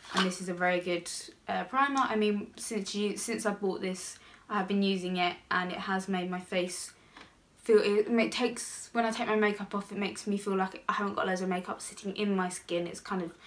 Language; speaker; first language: English; native; English